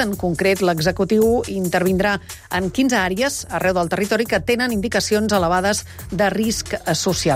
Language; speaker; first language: Catalan; native; Catalan